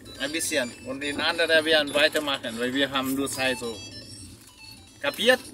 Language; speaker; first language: German; non-native, learner; Vietnamese